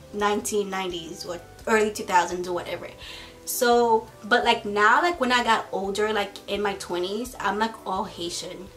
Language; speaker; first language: English; early bilingual, other home language; Haitian Creole